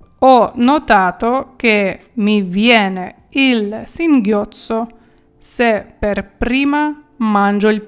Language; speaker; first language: Italian; non-native, fluent; Ukrainian